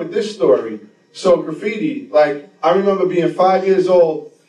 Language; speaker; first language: English; native; English